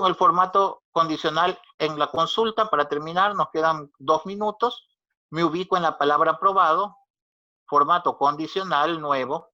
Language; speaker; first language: Spanish; native; Spanish